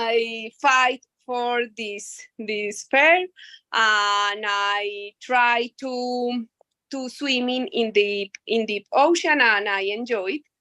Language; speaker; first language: English; non-native, learner; Spanish